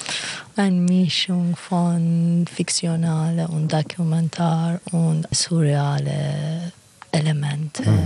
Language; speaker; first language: German; non-native, learner; Persian